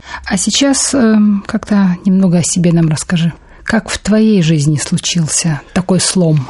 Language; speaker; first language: Russian; native; Russian